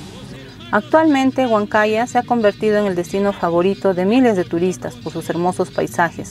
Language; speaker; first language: Spanish; native; Spanish